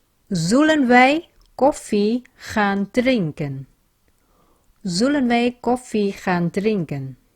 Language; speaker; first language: Dutch; non-native, fluent; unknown